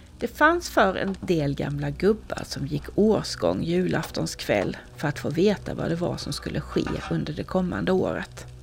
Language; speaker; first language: Swedish; native; Swedish